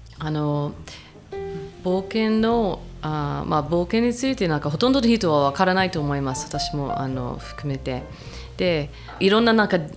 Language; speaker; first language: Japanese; non-native, fluent; English